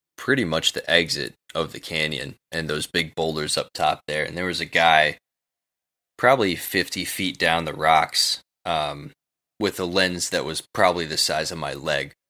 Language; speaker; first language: English; native; English